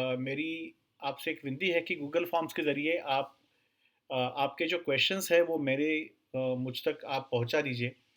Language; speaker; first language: Hindi; non-native, local second language; Marathi